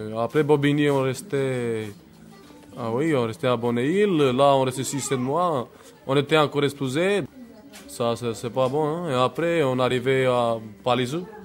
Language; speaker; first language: French; non-native, learner; Romany